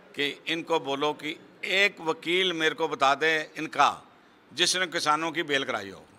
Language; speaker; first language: Hindi; non-native, local second language; Punjabi